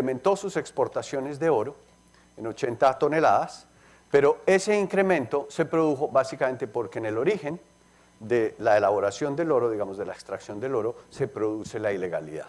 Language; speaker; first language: Spanish; native; Spanish